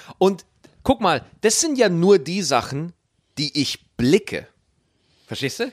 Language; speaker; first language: German; native; German